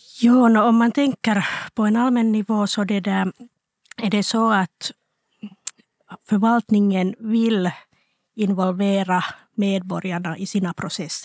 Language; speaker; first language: Swedish; non-native, local second language; Finnish